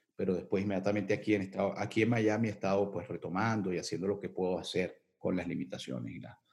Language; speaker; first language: Spanish; native; Spanish